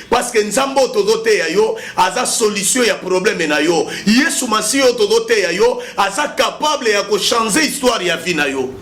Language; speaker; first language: Lingala; native; Lingala